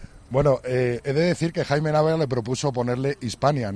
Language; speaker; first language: Spanish; native; Spanish